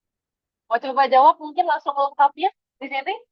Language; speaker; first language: Indonesian; native; Indonesian